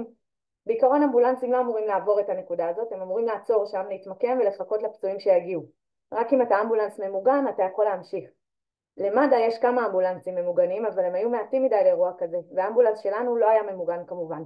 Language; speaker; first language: Hebrew; native; Hebrew